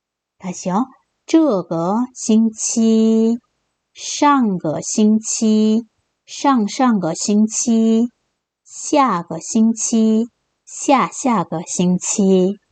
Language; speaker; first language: Chinese; non-native, fluent; Korean